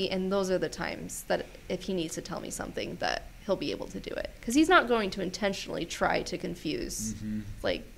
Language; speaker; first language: English; native; English